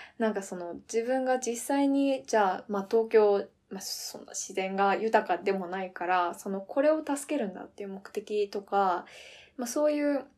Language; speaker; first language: Japanese; early bilingual, heritage; Japanese